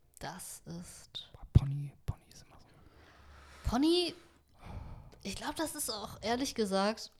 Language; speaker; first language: German; early bilingual, other home language; Vietnamese